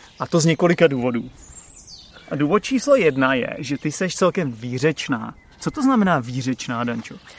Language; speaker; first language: Czech; native; Czech